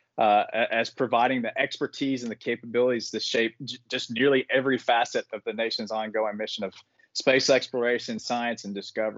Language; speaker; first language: English; native; English